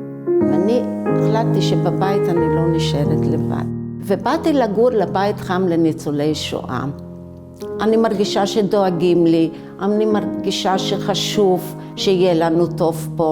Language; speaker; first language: Hebrew; early bilingual, other home language; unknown